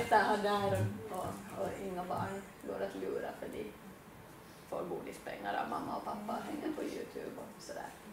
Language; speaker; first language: Swedish; native; Swedish